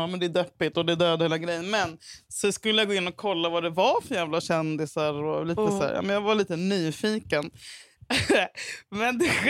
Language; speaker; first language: Swedish; native; Swedish